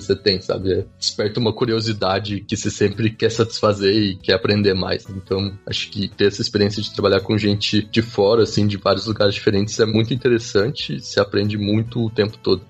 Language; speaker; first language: Portuguese; native; Portuguese